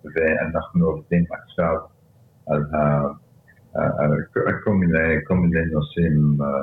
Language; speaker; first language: Hebrew; early bilingual, other home language; Arabic